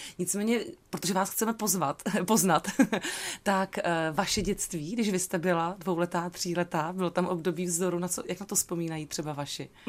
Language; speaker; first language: Czech; native; Czech